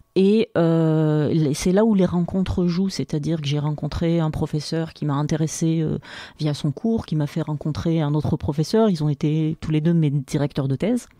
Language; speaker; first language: French; non-native, local second language; Arabic